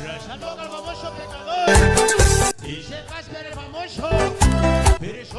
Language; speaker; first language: Spanish; native; Spanish